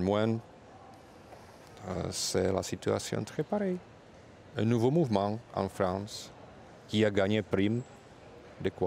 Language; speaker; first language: French; non-native, fluent; Czech